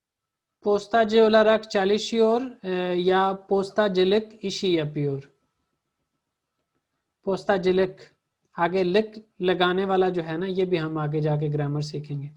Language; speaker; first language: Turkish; non-native, fluent; Urdu